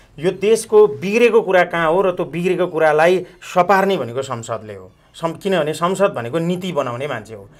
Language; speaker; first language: Nepali; native; Nepali